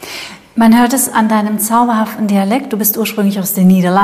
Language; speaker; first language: German; native; German